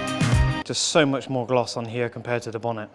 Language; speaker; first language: English; native; English